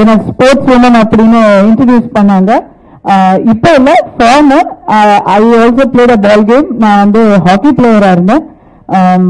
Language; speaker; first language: Tamil; native; Tamil